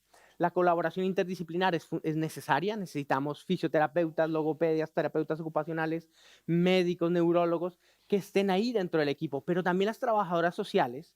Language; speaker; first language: Spanish; native; Spanish